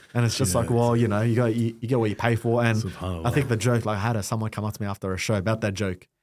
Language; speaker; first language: English; native; English